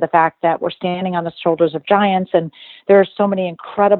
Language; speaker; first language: English; native; English